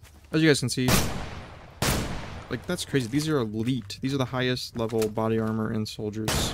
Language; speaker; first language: English; native; English